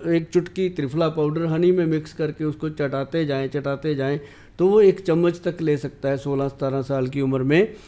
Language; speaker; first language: Hindi; native; Hindi